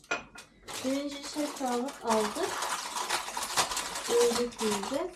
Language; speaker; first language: Turkish; non-native, learner; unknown